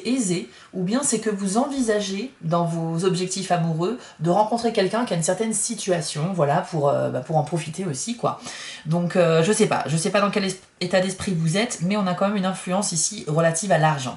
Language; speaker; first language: French; native; French